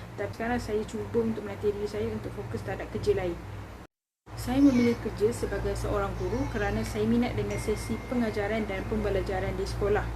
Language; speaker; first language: Malay; native; Malay